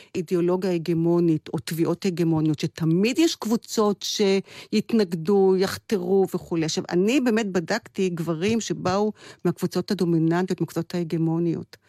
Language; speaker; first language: Hebrew; native; Hebrew